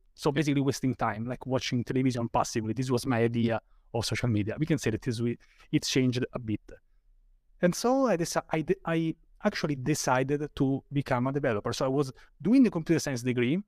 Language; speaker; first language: English; non-native, fluent; Italian